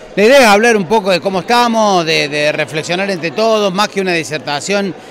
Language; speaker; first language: Spanish; native; Spanish